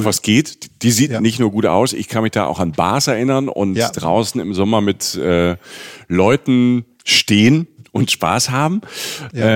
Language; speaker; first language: German; native; German